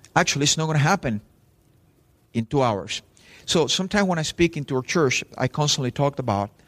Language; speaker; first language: English; non-native, fluent; Spanish